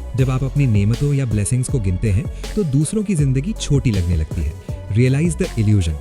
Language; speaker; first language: Hindi; native; Hindi